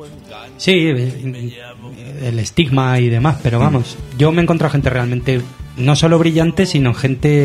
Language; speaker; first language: Spanish; native; Spanish